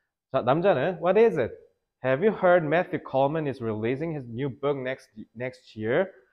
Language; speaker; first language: English; non-native, fluent; Korean